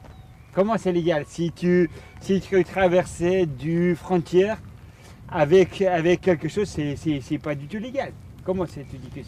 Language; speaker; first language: French; non-native, fluent; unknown